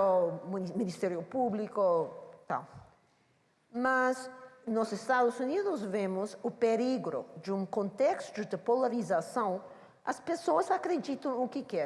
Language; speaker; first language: Portuguese; non-native, learner; English